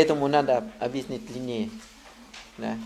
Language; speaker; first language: Russian; non-native, learner; Thai